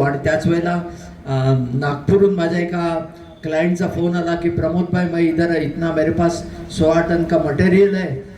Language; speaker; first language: Hindi; non-native, local second language; Marathi